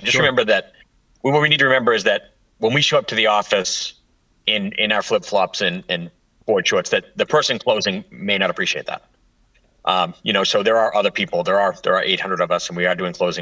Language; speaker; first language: English; native; English